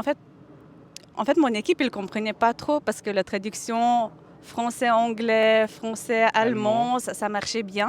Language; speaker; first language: French; non-native, fluent; Lithuanian